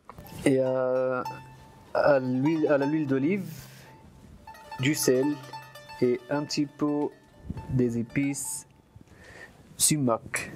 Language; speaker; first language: French; non-native, fluent; Arabic